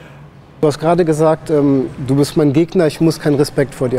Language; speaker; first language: German; native; German